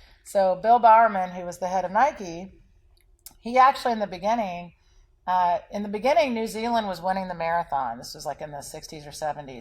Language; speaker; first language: English; native; English